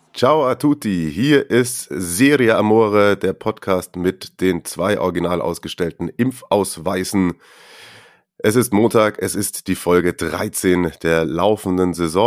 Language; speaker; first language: German; native; German